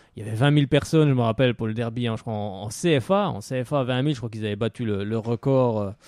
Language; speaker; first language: French; native; French